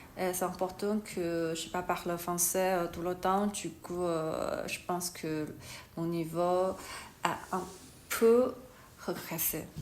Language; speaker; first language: French; non-native, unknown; Chinese